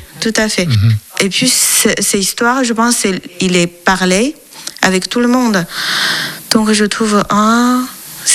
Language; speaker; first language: French; non-native, learner; Chinese